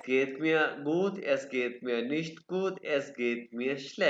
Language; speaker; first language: German; non-native, fluent; Urdu